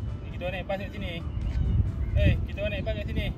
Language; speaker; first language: Malay; native; Malay